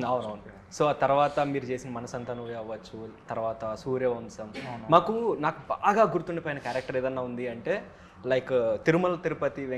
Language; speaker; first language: Telugu; native; Telugu